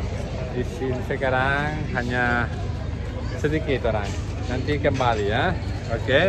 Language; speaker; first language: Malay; non-native, fluent; Catalan